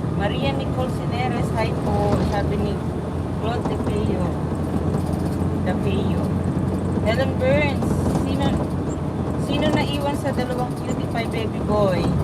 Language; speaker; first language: Filipino; native; Filipino